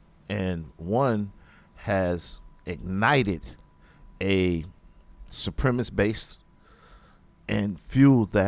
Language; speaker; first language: English; native; English